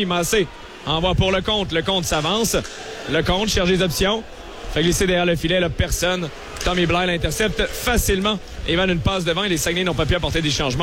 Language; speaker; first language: French; native; French